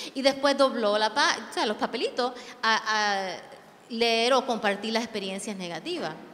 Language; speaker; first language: Spanish; early bilingual, heritage; Spanish